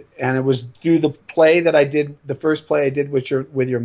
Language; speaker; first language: English; native; English